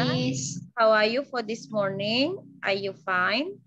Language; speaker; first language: English; non-native, fluent; Indonesian